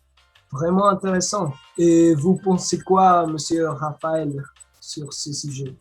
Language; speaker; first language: French; non-native, learner; Spanish